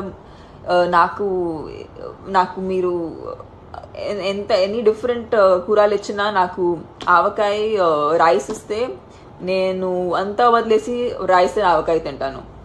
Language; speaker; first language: Telugu; non-native, fluent; Hindi